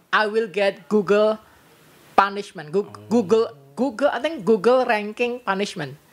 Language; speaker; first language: English; non-native, learner; Indonesian